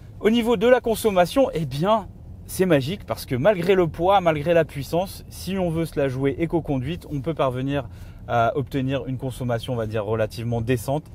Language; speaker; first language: French; native; French